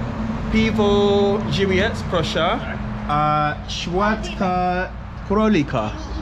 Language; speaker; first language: Polish; non-native, learner; English